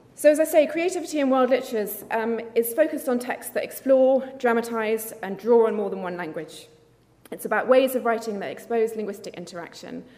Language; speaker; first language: English; native; English